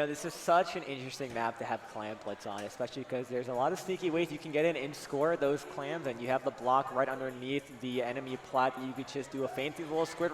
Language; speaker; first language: English; native; English